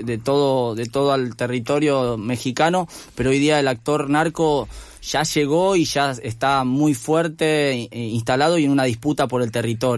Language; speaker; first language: Spanish; native; Spanish